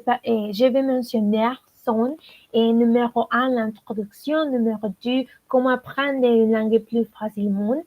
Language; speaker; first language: French; non-native, learner; Spanish